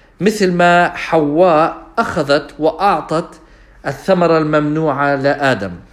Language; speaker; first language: Arabic; non-native, fluent; English